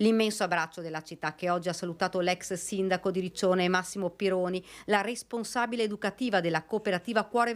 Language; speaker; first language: Italian; native; Italian